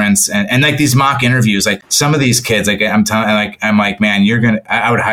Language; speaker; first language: English; native; English